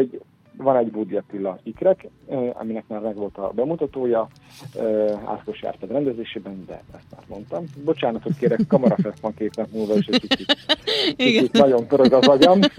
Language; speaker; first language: Hungarian; native; Hungarian